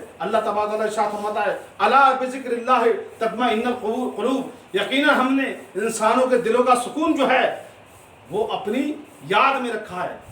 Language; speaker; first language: Urdu; native; Urdu